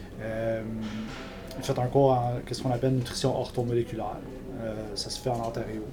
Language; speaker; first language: French; non-native, local second language; English